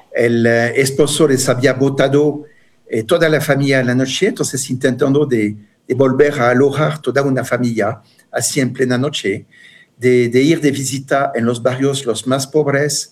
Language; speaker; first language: Spanish; non-native, fluent; French